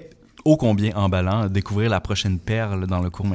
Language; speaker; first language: French; native; French